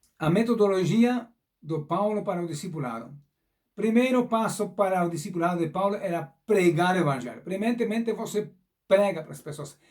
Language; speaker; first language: Portuguese; non-native, fluent; German